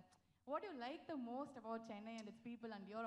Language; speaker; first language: Tamil; native; Tamil